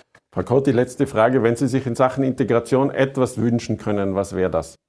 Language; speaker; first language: German; native; German